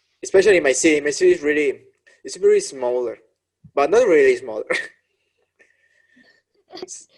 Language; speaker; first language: English; non-native, learner; Spanish